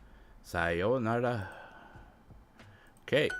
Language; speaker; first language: Japanese; non-native, learner; English